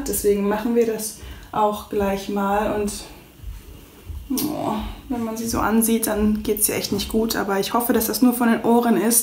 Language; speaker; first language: German; native; German